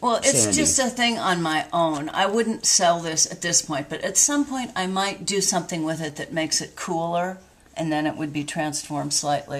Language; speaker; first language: English; native; English